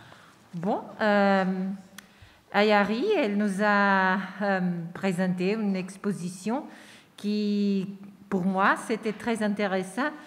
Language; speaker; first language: French; non-native, fluent; Portuguese